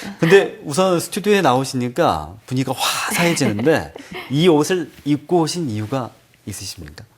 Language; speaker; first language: Korean; native; Korean